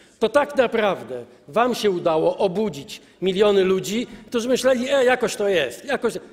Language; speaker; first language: Polish; native; Polish